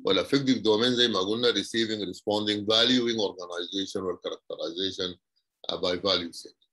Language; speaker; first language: English; non-native, fluent; Arabic